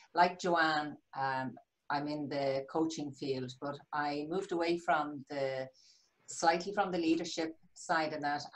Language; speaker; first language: English; native; English